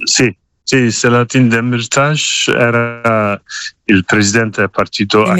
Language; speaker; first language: Italian; non-native, learner; Kurdish